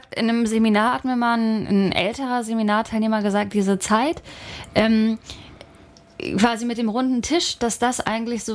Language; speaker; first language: German; native; German